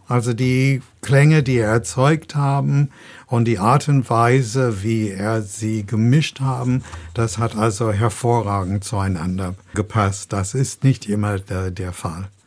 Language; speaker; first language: German; non-native, fluent; English